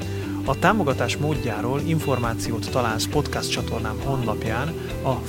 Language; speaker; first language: Hungarian; native; Hungarian